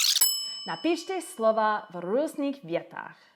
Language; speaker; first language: Czech; non-native, learner; English